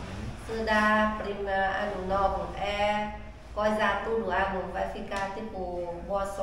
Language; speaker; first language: Portuguese; non-native, learner; Vietnamese